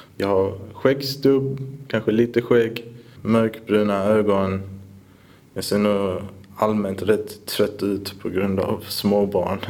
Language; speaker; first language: Swedish; early bilingual, other home language; Persian